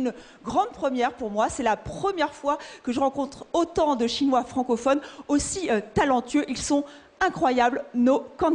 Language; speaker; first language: French; native; French